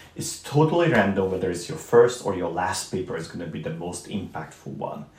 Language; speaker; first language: English; non-native, fluent; Romanian